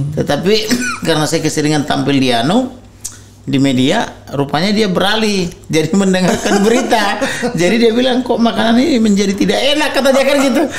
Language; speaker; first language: Indonesian; non-native, local second language; Batak Toba